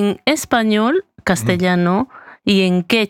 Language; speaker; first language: Spanish; native; Spanish